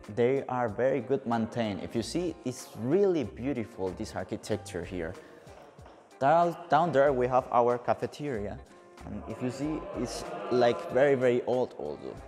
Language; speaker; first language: English; non-native, fluent; Spanish